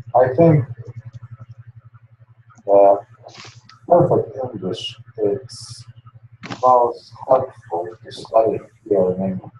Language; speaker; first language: English; non-native, learner; Polish